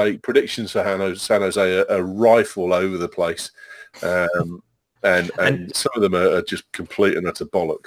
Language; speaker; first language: English; native; English